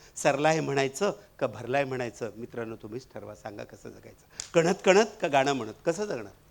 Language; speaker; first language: Marathi; non-native, local second language; Marwari